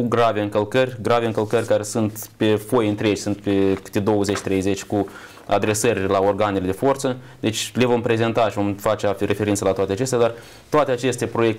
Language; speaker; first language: Romanian; native; Romanian